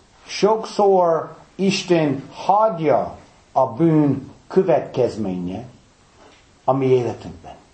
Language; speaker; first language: Hungarian; non-native, fluent; English